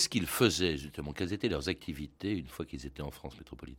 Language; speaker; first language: French; native; French